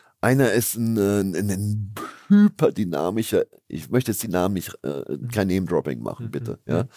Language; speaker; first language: German; native; German